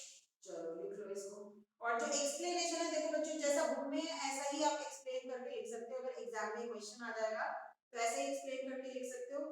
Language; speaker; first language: Hindi; native; Hindi